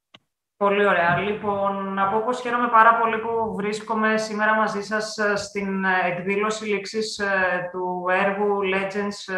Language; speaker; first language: Greek; native; Greek